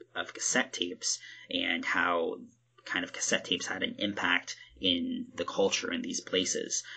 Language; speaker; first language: English; native; English